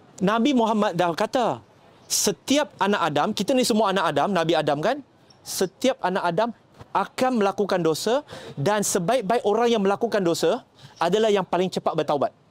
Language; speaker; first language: Malay; non-native, local second language; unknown